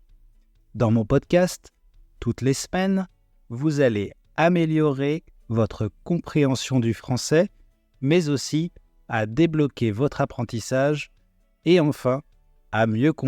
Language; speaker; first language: French; native; French